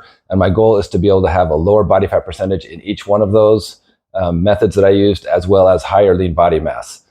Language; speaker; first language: English; native; English